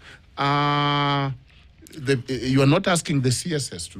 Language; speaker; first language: English; non-native, local second language; Luo (Kenya and Tanzania)